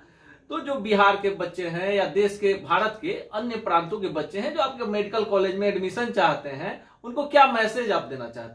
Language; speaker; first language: Hindi; native; Hindi